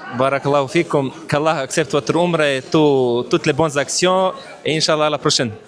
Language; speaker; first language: French; non-native, fluent; Bosnian